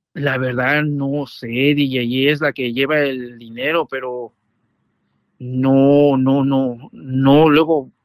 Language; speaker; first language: Spanish; native; Spanish